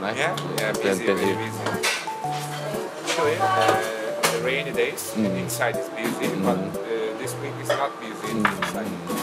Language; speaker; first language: English; non-native, learner; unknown